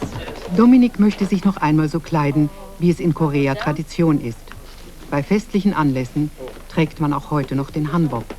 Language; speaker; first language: German; native; German